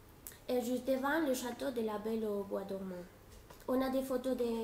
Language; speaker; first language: French; non-native, fluent; Spanish